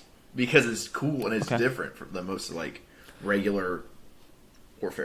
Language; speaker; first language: English; native; English